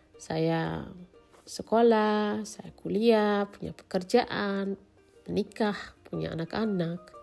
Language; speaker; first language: Indonesian; native; Indonesian